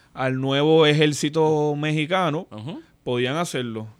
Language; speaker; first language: Spanish; native; Spanish